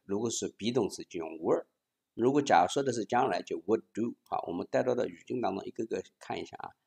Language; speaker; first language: Chinese; native; Chinese